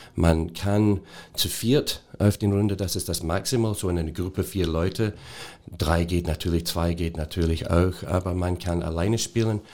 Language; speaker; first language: German; non-native, fluent; English